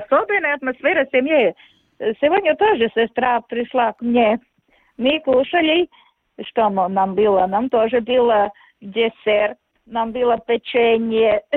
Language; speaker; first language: Russian; non-native, local second language; Latvian